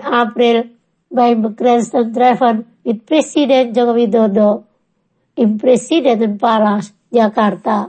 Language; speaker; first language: German; non-native, fluent; Indonesian